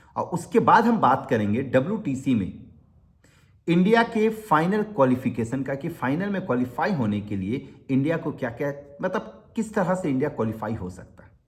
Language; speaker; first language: Hindi; native; Hindi